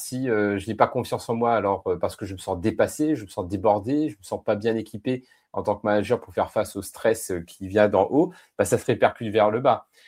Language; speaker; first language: French; native; French